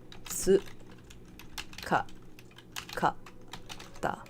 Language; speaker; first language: Japanese; non-native, learner; English